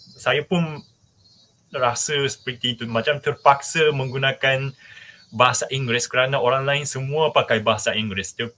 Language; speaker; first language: Malay; non-native, fluent; Japanese